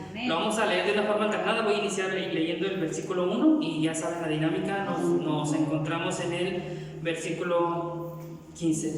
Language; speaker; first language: Spanish; native; Spanish